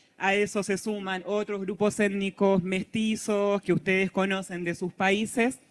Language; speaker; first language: Spanish; native; Spanish